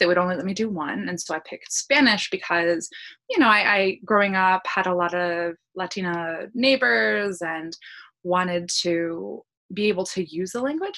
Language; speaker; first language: English; early bilingual, other home language; Polish